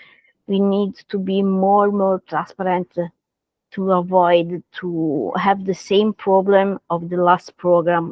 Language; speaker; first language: English; non-native, learner; Italian